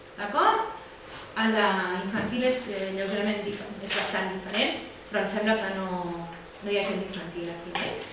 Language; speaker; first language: Catalan; native; Catalan